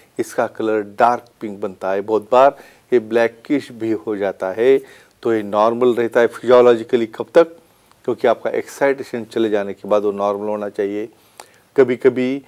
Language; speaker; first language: Hindi; non-native, local second language; Marathi